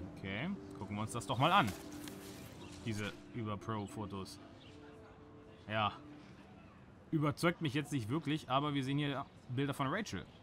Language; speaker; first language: German; native; German